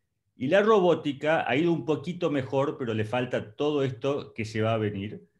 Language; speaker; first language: Spanish; native; Spanish